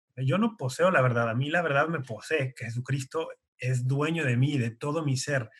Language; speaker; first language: Spanish; native; Spanish